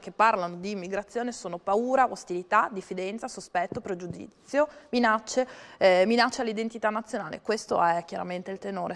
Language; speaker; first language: Italian; native; Italian